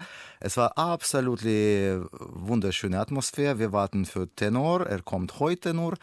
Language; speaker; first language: German; non-native, learner; Russian